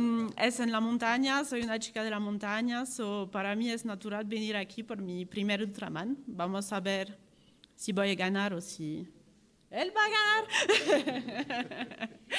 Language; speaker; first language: Spanish; non-native, fluent; French